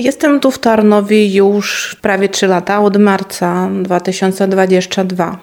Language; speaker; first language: Polish; non-native, fluent; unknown